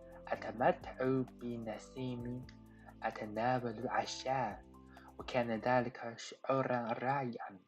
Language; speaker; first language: Arabic; non-native, fluent; Chinese